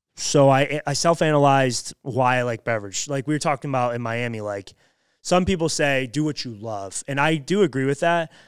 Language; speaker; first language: English; native; English